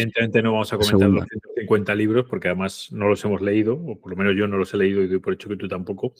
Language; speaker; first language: Spanish; native; Spanish